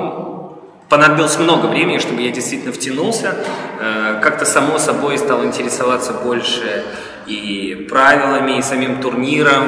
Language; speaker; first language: Russian; native; Russian